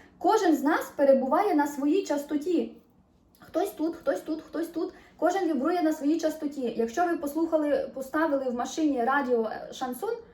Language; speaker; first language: Ukrainian; native; Ukrainian